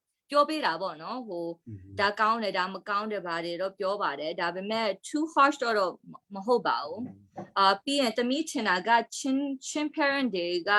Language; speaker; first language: Burmese; non-native, local second language; Hakha Chin